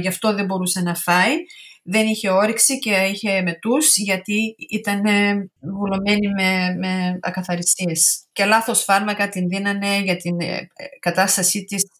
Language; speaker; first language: Greek; early bilingual, heritage; Greek